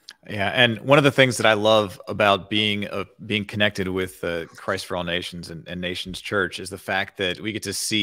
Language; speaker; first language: English; native; English